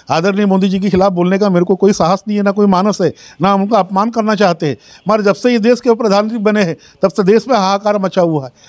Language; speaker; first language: Hindi; non-native, local second language; Marathi